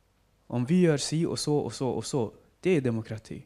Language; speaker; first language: Swedish; non-native, fluent; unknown